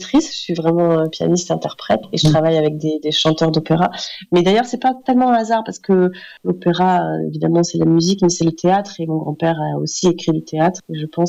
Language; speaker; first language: French; native; French